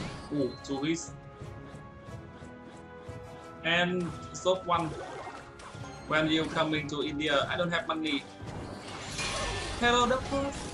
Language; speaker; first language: English; non-native, learner; Vietnamese